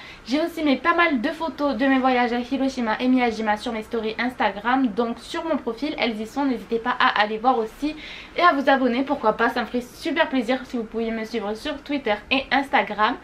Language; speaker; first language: French; native; French